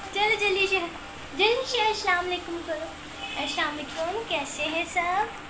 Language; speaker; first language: Urdu; native; Urdu